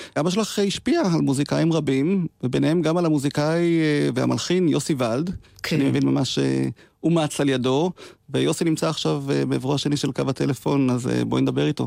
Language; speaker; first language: Hebrew; native; Hebrew